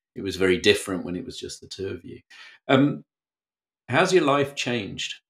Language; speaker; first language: English; native; English